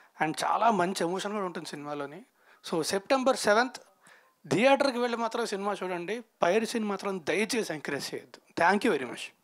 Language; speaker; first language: Telugu; native; Telugu